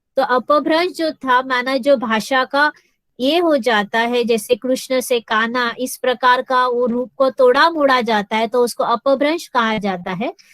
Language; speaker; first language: Hindi; non-native, local second language; Marathi